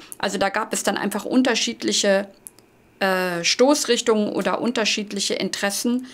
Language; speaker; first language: German; native; German